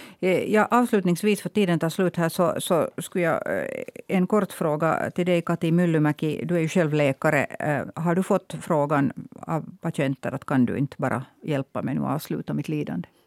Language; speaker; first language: Swedish; native; Swedish